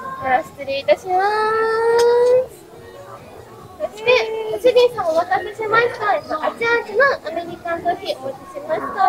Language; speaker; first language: Japanese; native; Japanese